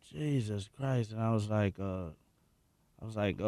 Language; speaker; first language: English; native; English